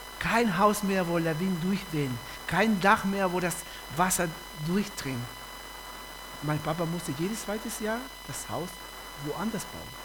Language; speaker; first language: German; non-native, fluent; Spanish